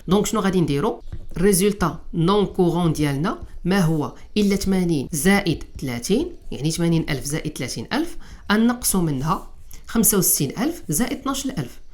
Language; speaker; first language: Arabic; native; Arabic